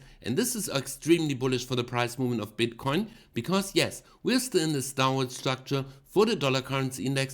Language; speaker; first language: English; non-native, fluent; German